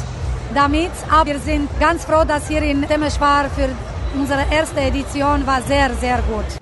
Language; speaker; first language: German; non-native, local second language; Romanian